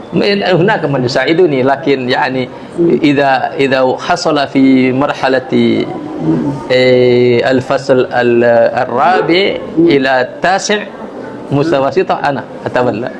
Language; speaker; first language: Arabic; non-native, fluent; Indonesian